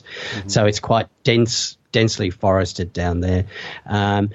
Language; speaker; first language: English; native; English